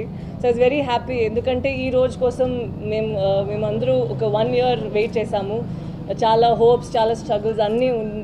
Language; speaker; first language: Telugu; non-native, learner; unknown